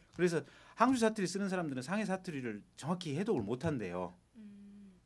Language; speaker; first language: Korean; native; Korean